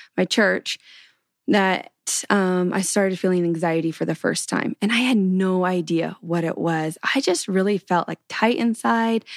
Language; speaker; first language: English; native; English